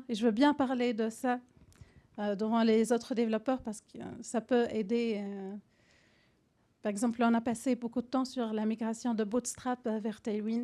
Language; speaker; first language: French; non-native, fluent; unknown